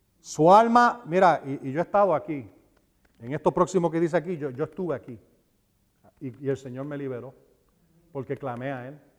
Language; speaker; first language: Spanish; early bilingual, heritage; Spanish